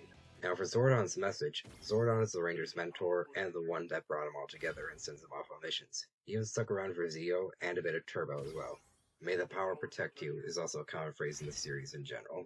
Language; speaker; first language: English; native; English